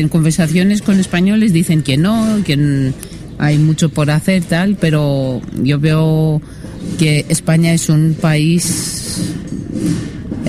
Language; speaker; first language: Spanish; non-native, fluent; Greek